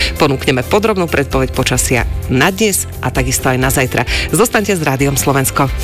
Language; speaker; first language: Slovak; native; Slovak